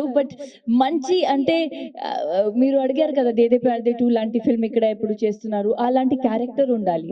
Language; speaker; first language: Telugu; non-native, learner; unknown